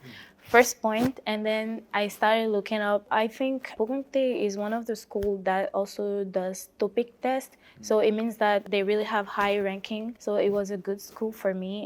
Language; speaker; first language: English; non-native, local second language; French